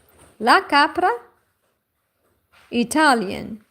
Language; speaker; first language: Italian; non-native, learner; Portuguese